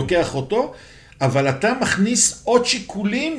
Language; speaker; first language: Hebrew; native; Hebrew